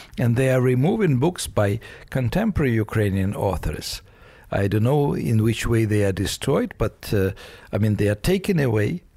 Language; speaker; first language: English; non-native, fluent; Russian